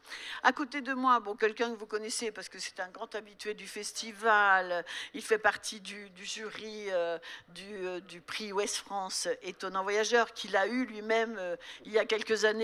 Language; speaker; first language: French; native; French